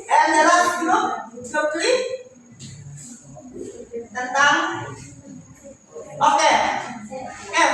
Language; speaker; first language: English; non-native, learner; Indonesian